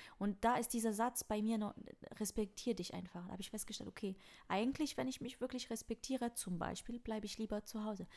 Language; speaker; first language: German; non-native, fluent; French